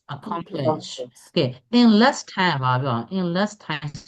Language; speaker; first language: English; non-native, fluent; Burmese